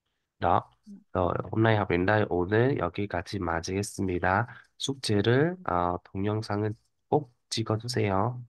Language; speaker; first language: Korean; non-native, fluent; Vietnamese